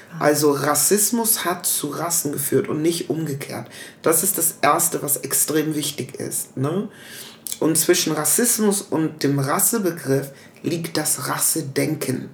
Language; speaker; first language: German; early bilingual, other home language; English